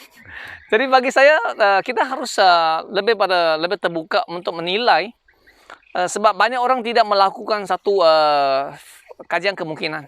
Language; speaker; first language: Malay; non-native, local second language; Chinese